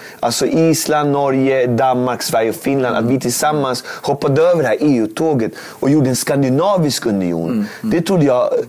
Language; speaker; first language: Swedish; native; Swedish